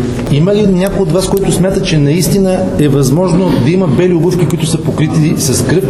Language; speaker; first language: Bulgarian; native; Bulgarian